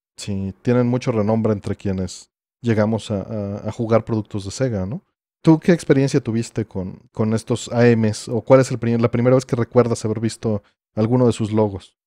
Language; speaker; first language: Spanish; native; Spanish